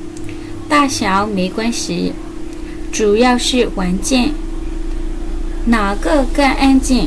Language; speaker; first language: Chinese; non-native, fluent; Burmese